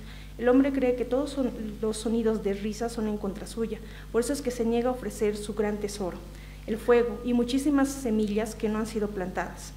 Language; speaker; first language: Spanish; native; Spanish